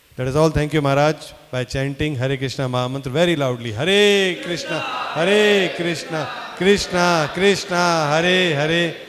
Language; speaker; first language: English; non-native, local second language; Hindi